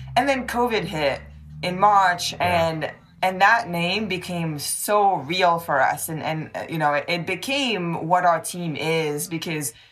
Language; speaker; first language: English; non-native, fluent; French